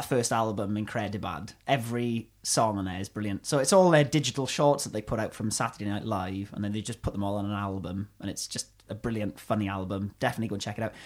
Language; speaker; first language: English; native; English